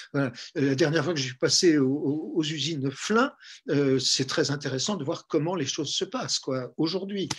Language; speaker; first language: French; native; French